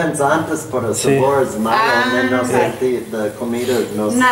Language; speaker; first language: Spanish; non-native, learner; English